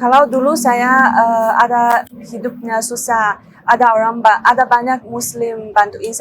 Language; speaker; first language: Indonesian; non-native, learner; Chinese